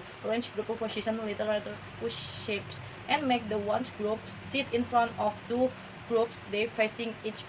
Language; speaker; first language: English; non-native, learner; Indonesian